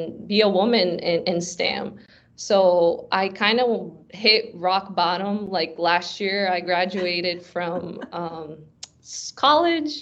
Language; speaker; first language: English; early bilingual, other home language; Portuguese